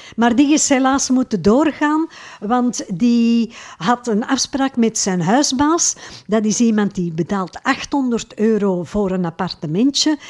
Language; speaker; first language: Dutch; native; Dutch